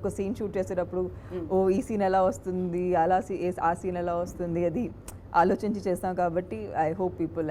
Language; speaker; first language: Telugu; non-native, fluent; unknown